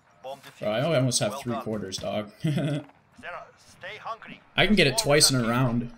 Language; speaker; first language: English; native; English